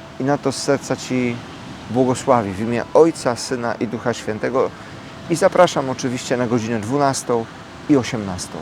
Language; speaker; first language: Polish; native; Polish